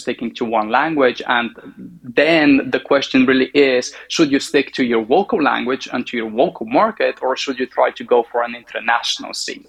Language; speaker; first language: English; non-native, fluent; Bulgarian